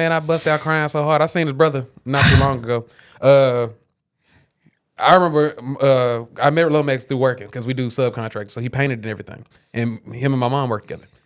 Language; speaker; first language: English; native; English